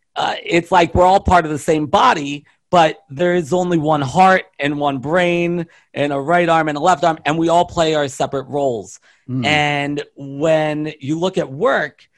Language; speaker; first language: English; native; English